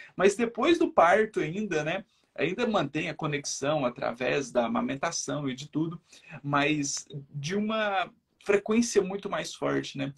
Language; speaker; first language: Portuguese; native; Portuguese